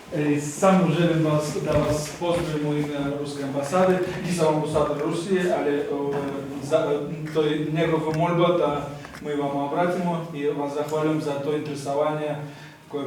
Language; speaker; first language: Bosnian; non-native, fluent; Russian